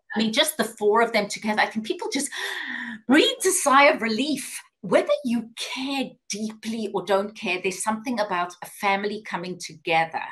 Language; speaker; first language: English; native; English